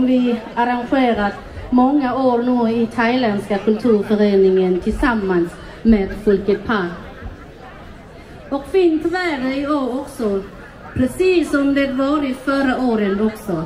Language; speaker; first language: Swedish; non-native, fluent; Thai